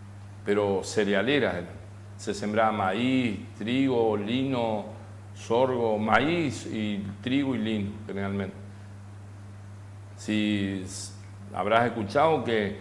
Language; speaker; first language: Spanish; native; Spanish